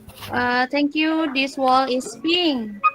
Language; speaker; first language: English; non-native, learner; Indonesian